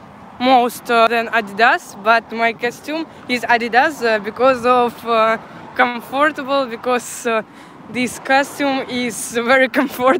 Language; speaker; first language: English; non-native, learner; Russian